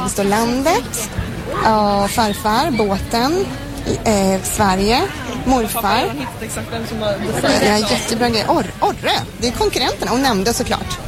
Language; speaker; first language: Swedish; native; Swedish